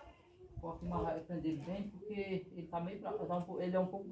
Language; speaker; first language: Portuguese; native; Portuguese